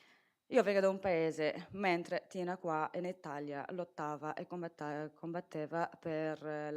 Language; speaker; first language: Italian; non-native, fluent; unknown